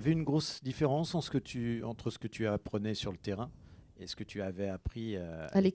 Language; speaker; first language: French; native; French